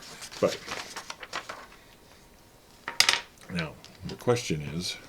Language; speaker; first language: English; native; English